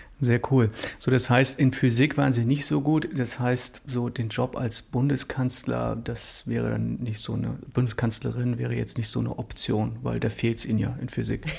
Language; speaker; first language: German; native; German